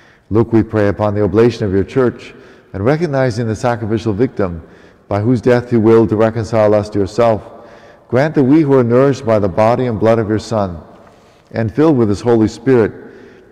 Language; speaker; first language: English; native; English